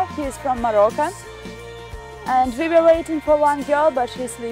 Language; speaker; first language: English; non-native, learner; Russian